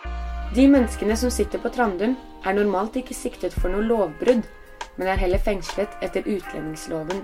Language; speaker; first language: Norwegian; native; Norwegian